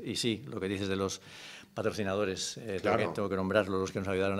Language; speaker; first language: Spanish; native; Spanish